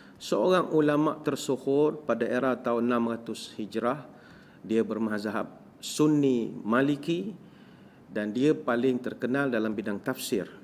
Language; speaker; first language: Malay; native; Malay